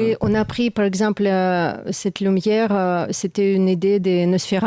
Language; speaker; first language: French; non-native, fluent; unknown